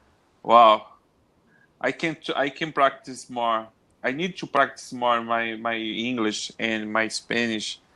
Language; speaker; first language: English; non-native, learner; Portuguese